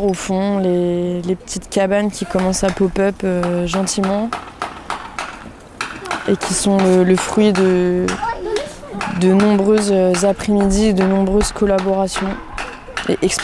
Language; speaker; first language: French; native; French